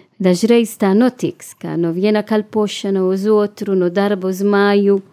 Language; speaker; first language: Latvian; non-native, learner; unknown